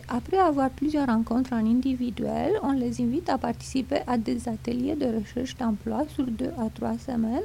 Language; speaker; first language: French; non-native, fluent; Romanian